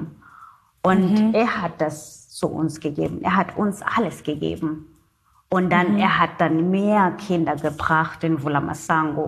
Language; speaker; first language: German; non-native, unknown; Zulu